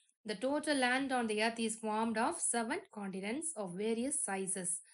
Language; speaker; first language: English; non-native, local second language; Tamil